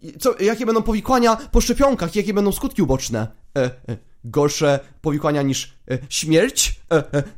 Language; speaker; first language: Polish; native; Polish